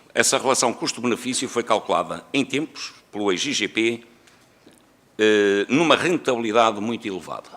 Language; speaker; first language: Portuguese; native; Portuguese